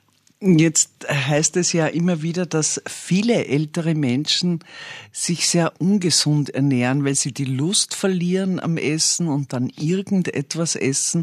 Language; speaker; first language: German; native; German